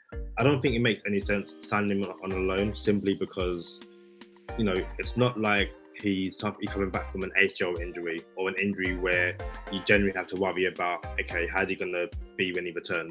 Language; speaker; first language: English; native; English